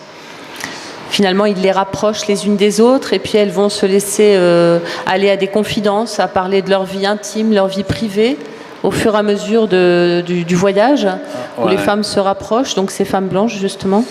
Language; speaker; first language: French; native; French